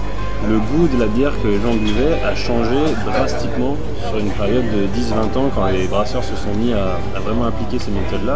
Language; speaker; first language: French; native; French